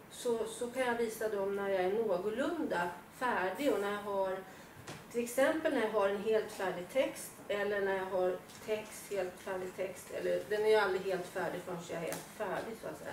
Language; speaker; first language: Swedish; native; Swedish